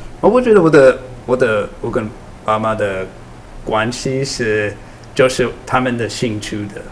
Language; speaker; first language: Chinese; non-native, learner; English